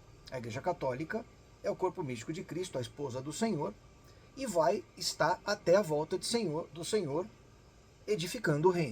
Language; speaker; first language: Portuguese; native; Portuguese